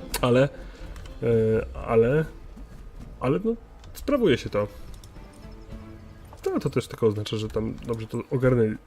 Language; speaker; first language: Polish; native; Polish